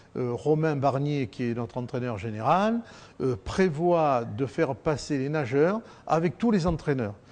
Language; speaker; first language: French; native; French